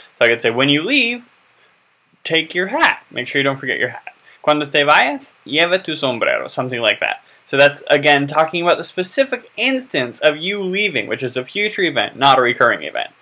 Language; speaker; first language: English; native; English